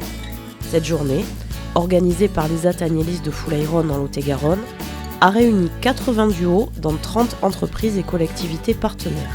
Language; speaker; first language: French; native; French